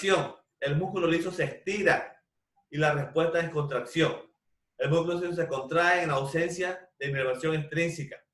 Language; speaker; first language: Spanish; native; Spanish